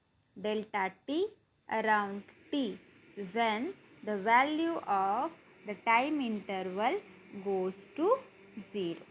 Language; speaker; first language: English; non-native, local second language; Marathi